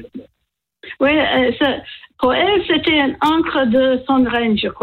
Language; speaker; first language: French; non-native, learner; English